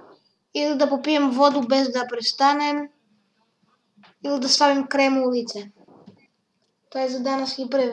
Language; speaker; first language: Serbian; early bilingual, heritage; Serbian